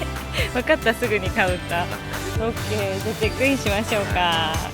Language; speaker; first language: Japanese; native; Japanese